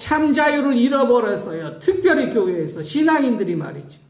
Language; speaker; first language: Korean; native; Korean